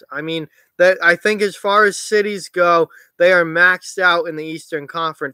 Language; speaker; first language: English; native; English